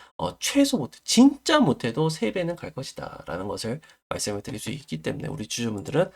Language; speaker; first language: Korean; native; Korean